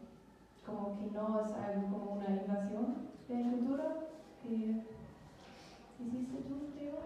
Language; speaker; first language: Spanish; non-native, learner; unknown